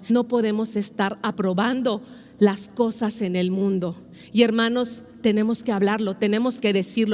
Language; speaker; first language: Spanish; native; Spanish